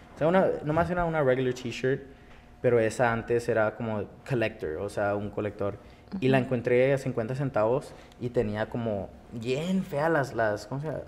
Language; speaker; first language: Spanish; early bilingual, heritage; Spanish